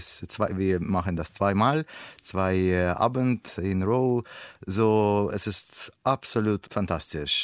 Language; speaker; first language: German; non-native, learner; Russian